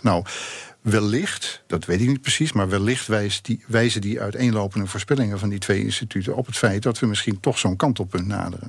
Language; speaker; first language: Dutch; native; Dutch